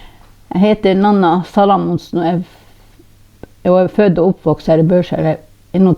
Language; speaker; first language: Norwegian; non-native, local second language; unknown